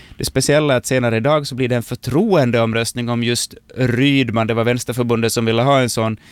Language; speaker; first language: Swedish; native; Swedish